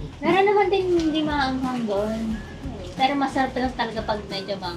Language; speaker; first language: Filipino; native; Filipino